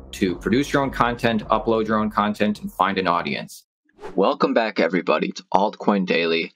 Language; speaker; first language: English; native; English